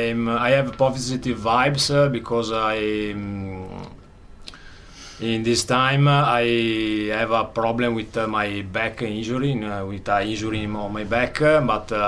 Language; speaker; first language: English; non-native, learner; Italian